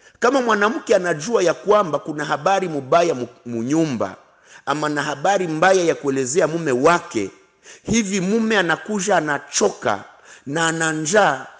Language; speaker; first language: Swahili; non-native, local second language; Kinyarwanda